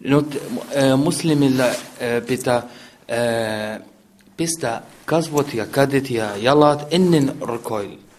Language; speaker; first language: Finnish; non-native, learner; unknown